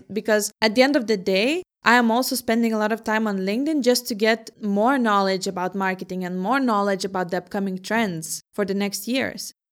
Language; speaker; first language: English; non-native, fluent; Lithuanian